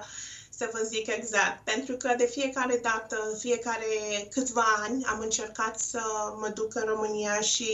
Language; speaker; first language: Romanian; non-native, local second language; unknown